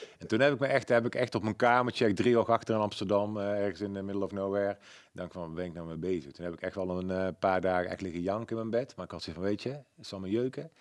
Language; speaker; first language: Dutch; native; Dutch